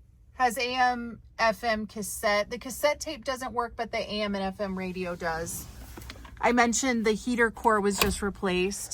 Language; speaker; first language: English; native; English